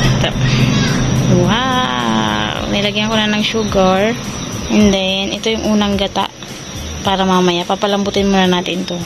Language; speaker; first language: Filipino; non-native, local second language; Bikol